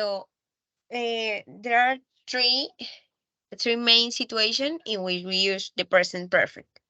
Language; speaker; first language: English; non-native, learner; Spanish